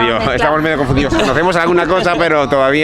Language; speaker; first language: Spanish; native; Spanish